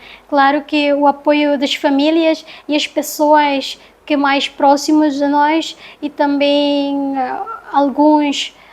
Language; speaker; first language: Portuguese; non-native, learner; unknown